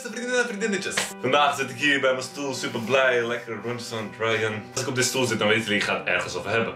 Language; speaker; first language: Dutch; early bilingual, other home language; Turkish